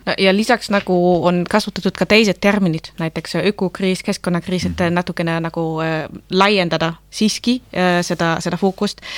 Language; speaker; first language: Estonian; non-native, fluent; German